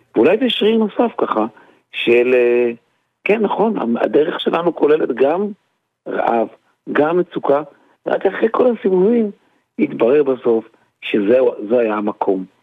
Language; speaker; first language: Hebrew; native; Hebrew